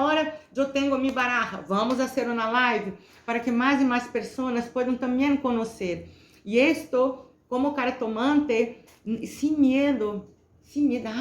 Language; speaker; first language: Spanish; non-native, fluent; Portuguese